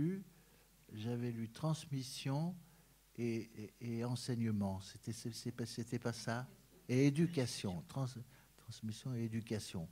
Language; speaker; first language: French; native; French